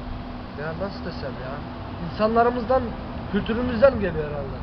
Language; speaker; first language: Turkish; early bilingual, heritage; Turkish